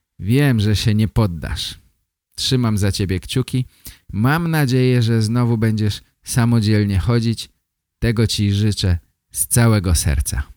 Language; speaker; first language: Polish; native; Polish